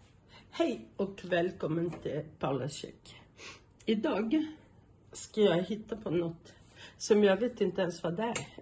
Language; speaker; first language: Swedish; non-native, fluent; Portuguese